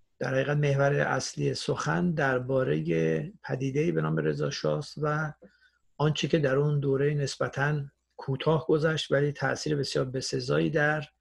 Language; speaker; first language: Persian; native; Persian